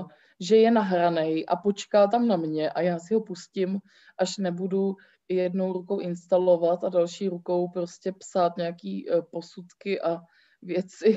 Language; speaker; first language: Czech; native; Czech